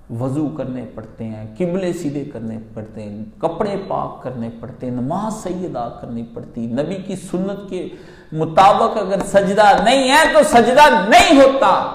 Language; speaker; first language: Urdu; non-native, local second language; Punjabi